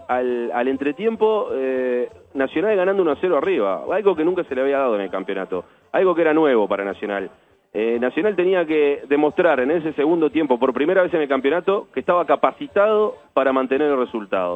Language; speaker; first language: Spanish; native; Spanish